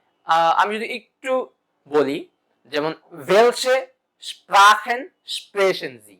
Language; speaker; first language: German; non-native, fluent; Bangla